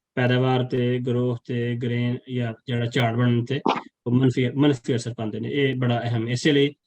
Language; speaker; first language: Urdu; non-native, local second language; Punjabi